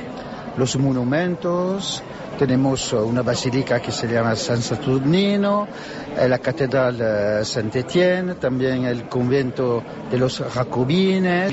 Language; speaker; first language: Spanish; non-native, learner; French